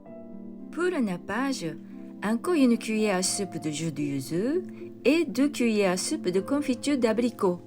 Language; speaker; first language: French; non-native, fluent; Japanese